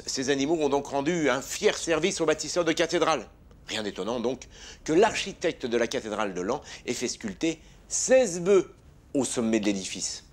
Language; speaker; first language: French; native; French